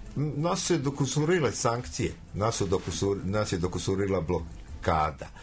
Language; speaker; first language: Serbian; native; Serbian